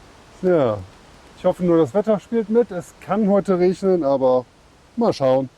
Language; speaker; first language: German; native; German